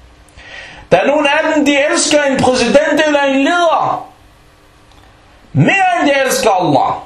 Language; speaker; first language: Danish; non-native, fluent; Arabic